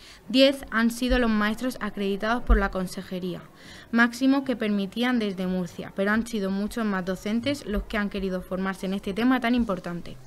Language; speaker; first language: Spanish; native; Spanish